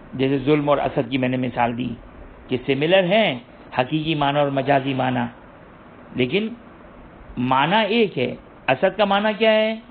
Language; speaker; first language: Urdu; native; Urdu